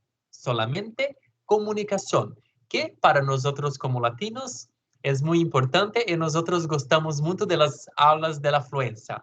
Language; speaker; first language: Spanish; non-native, learner; Portuguese